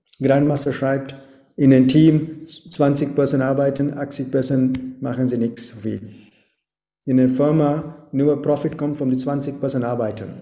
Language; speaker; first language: German; non-native, fluent; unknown